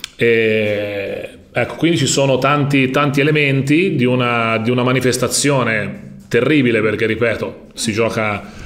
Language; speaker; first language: Italian; native; Italian